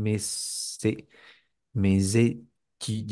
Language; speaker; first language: French; non-native, learner; Spanish